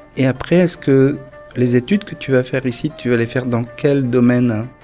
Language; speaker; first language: French; native; French